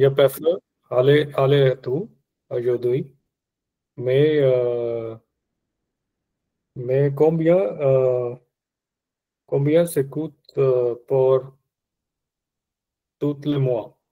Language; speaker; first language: French; non-native, learner; Punjabi